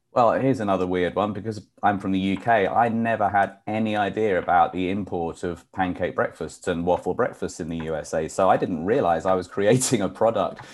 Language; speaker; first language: English; native; English